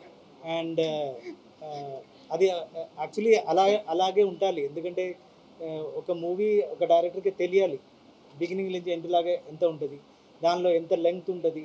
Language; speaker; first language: Telugu; non-native, fluent; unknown